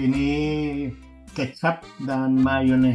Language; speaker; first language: Indonesian; non-native, learner; Spanish